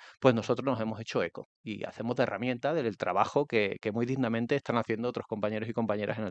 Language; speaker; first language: Spanish; native; Spanish